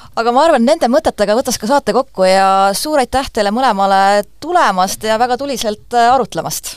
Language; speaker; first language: Estonian; native; Estonian